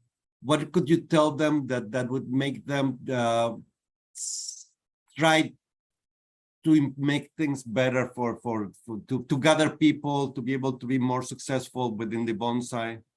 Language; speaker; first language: English; non-native, fluent; Spanish